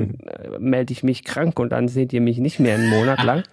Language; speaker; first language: German; native; German